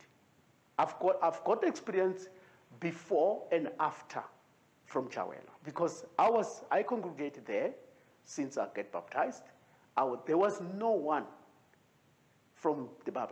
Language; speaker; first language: English; non-native, local second language; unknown